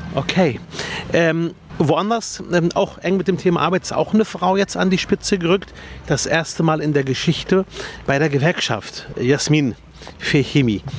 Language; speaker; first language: German; early bilingual, other home language; Arabic